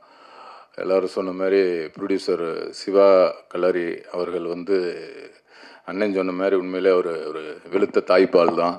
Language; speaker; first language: Tamil; native; Tamil